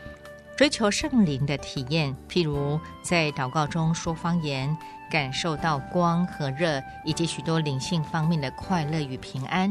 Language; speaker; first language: Chinese; native; Chinese